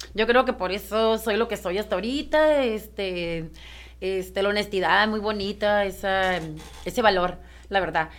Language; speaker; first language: Spanish; native; Spanish